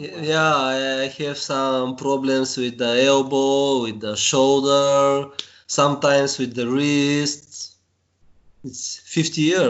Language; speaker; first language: English; non-native, learner; Bulgarian